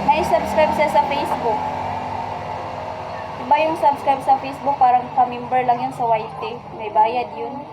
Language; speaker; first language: Filipino; non-native, local second language; Cebuano